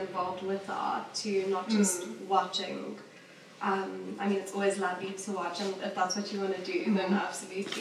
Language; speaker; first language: English; native; English